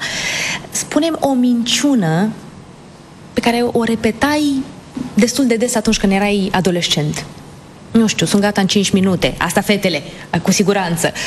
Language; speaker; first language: Romanian; native; Romanian